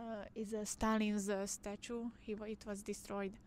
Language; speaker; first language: English; non-native, fluent; Hungarian